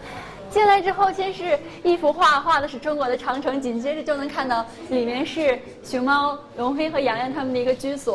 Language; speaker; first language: Chinese; native; Chinese